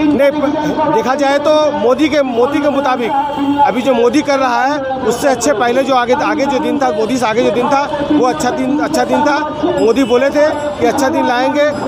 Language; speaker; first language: Hindi; native; Hindi